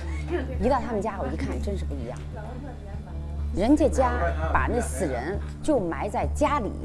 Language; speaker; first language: Chinese; native; Chinese